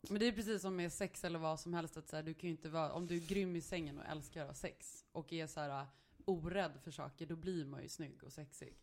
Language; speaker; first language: Swedish; early bilingual, other home language; Serbian